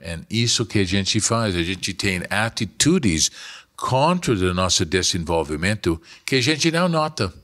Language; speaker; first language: Portuguese; non-native, fluent; English